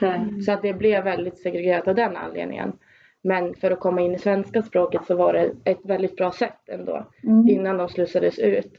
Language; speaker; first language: Swedish; native; Swedish